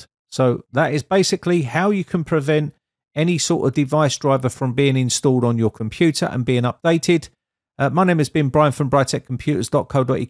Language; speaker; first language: English; native; English